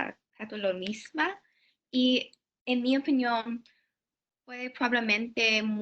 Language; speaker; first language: Spanish; non-native, learner; English